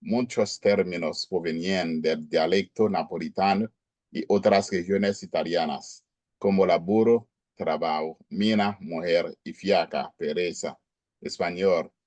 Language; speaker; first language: Spanish; non-native, learner; Haitian Creole